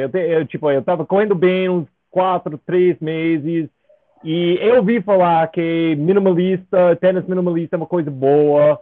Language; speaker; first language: Portuguese; non-native, fluent; English